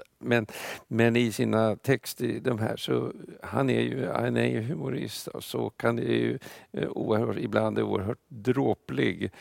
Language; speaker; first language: Swedish; non-native, fluent; Russian